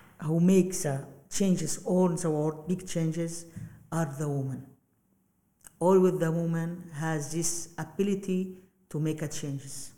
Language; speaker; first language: English; non-native, learner; Arabic